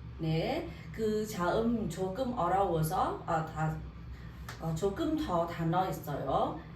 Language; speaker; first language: Korean; non-native, learner; Vietnamese